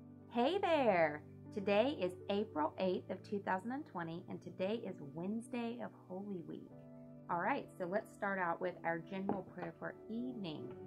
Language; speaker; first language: English; native; English